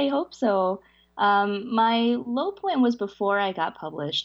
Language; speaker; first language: English; early bilingual, other home language; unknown